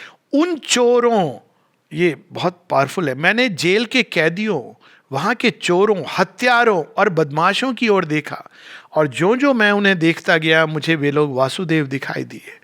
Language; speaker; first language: Hindi; native; Hindi